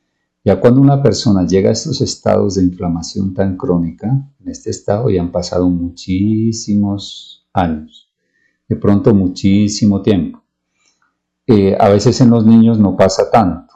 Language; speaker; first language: Spanish; native; Spanish